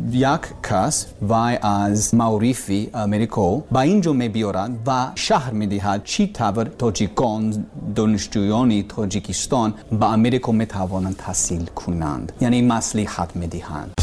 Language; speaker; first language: Persian; non-native, learner; English